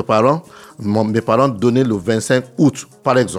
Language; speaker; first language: French; non-native, learner; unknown